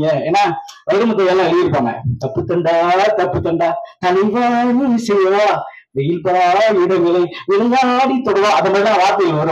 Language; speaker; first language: Tamil; native; Tamil